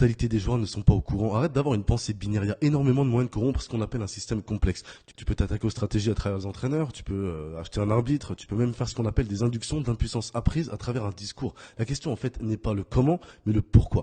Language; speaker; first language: French; native; French